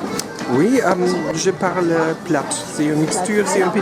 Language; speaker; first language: French; non-native, learner; German